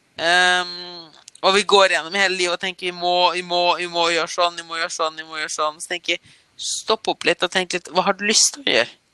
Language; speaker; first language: Norwegian; early bilingual, other home language; German